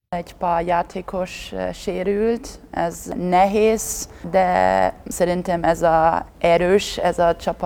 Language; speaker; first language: Hungarian; non-native, learner; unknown